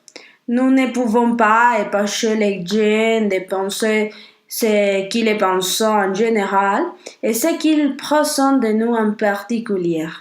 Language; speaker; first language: French; non-native, learner; Spanish